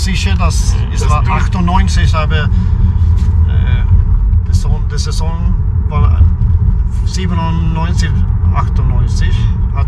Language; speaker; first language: German; non-native, learner; Swedish